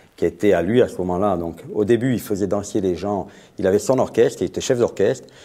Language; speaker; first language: French; native; French